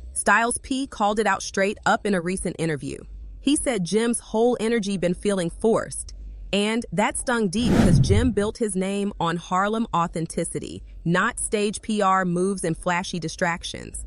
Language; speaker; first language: English; native; English